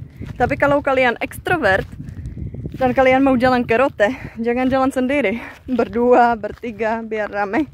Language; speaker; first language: Indonesian; non-native, fluent; Czech